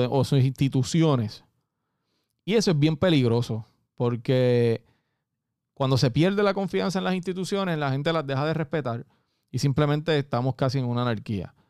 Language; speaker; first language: Spanish; native; Spanish